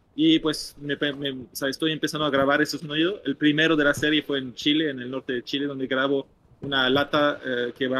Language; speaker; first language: Spanish; non-native, fluent; French